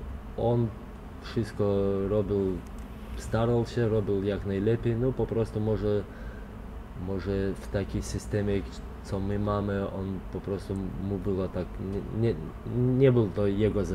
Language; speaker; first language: Polish; non-native, fluent; Lithuanian